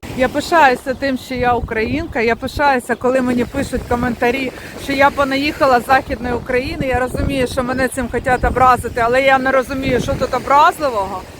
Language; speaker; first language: Ukrainian; non-native, local second language; Russian